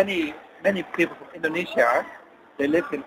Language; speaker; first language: English; non-native, learner; Dutch